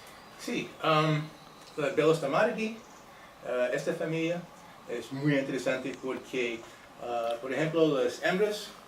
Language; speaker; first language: Spanish; non-native, fluent; English